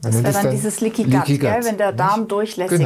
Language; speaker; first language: German; native; German